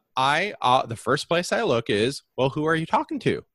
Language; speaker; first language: English; native; English